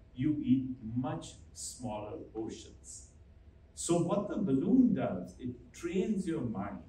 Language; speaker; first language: English; non-native, local second language; Hindi